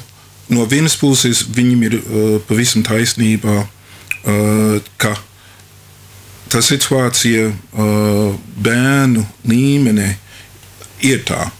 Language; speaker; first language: Latvian; non-native, fluent; English